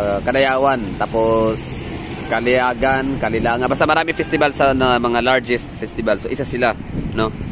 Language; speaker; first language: Filipino; non-native, local second language; Cebuano